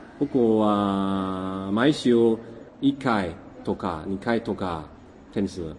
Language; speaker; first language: Japanese; non-native, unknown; Chinese